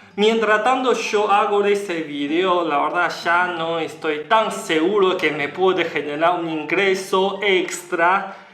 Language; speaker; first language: Spanish; non-native, learner; Chinese